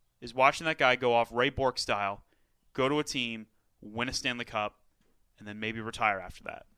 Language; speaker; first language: English; native; English